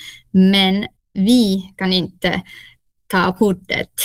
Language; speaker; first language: Swedish; non-native, local second language; Finnish